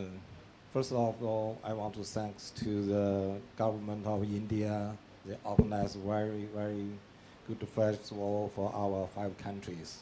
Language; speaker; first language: English; non-native, learner; Chinese